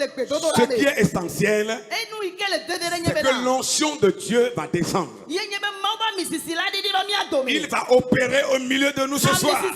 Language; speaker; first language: French; non-native, local second language; Ewe